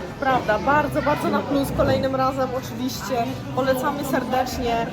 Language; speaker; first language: Polish; native; Polish